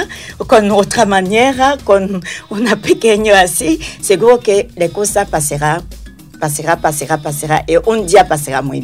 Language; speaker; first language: Spanish; non-native, learner; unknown